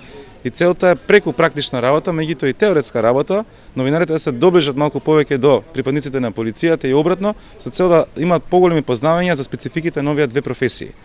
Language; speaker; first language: Macedonian; native; Macedonian